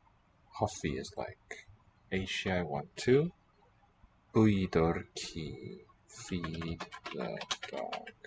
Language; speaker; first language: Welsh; non-native, learner; English